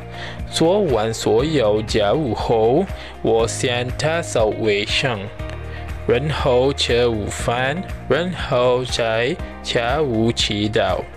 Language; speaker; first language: Chinese; non-native, learner; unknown